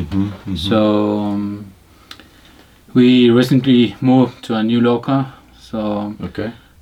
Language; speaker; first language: English; non-native, learner; Spanish